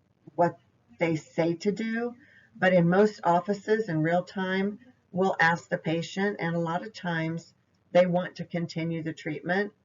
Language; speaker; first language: English; native; English